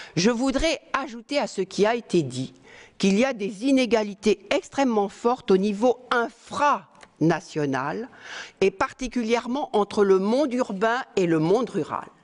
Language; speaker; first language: French; native; French